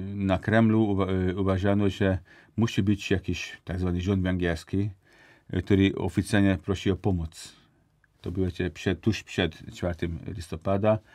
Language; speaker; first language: Polish; non-native, fluent; Hungarian